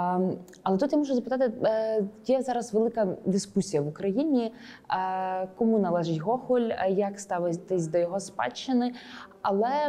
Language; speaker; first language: Ukrainian; native; Ukrainian